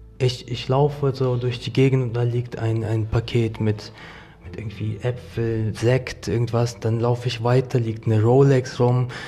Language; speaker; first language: German; native; German